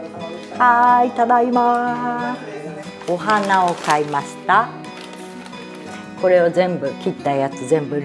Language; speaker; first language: Japanese; native; Japanese